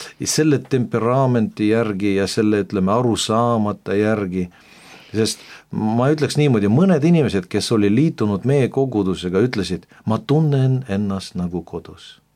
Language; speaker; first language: Estonian; non-native, local second language; Russian